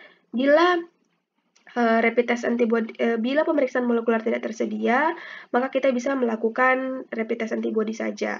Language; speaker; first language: Indonesian; native; Indonesian